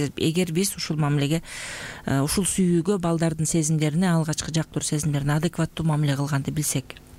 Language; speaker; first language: Kyrgyz; native; Kyrgyz